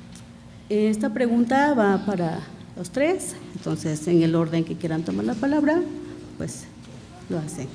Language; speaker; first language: Spanish; non-native, local second language; Mixtepec Mixtec